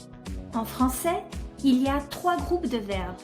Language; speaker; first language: French; non-native, fluent; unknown